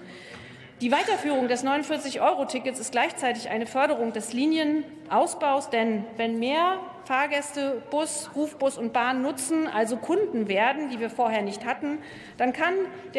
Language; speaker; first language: German; native; German